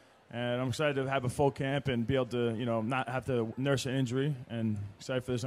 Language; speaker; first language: English; native; English